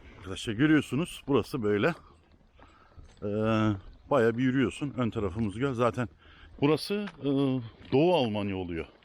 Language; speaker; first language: Turkish; early bilingual, heritage; Turkish